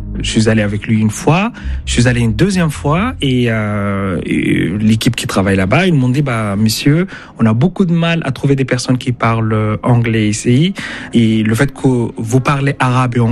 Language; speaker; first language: French; non-native, fluent; Arabic